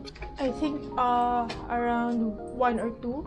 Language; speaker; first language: English; non-native, local second language; Filipino